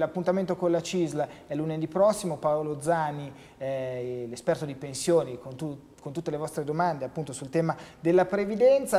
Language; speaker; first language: Italian; native; Italian